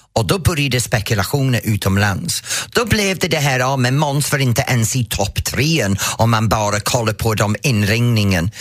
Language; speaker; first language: Swedish; non-native, fluent; English